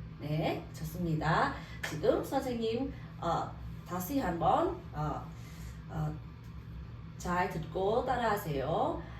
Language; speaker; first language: Korean; non-native, learner; Vietnamese